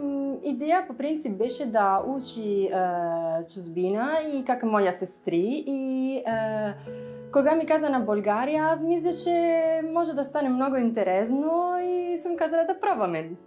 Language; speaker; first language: Bulgarian; non-native, learner; Italian